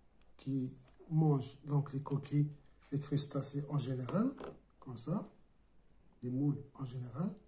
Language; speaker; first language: French; non-native, local second language; Arabic